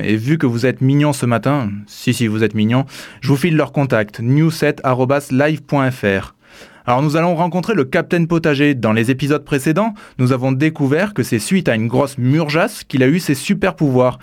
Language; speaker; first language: French; native; French